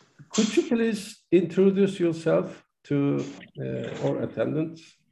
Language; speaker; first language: English; non-native, fluent; Turkish